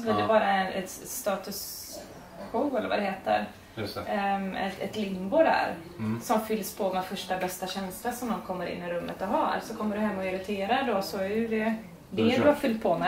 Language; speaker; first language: Swedish; native; Swedish